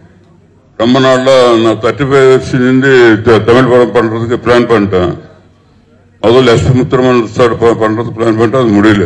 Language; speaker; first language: Tamil; non-native, learner; Telugu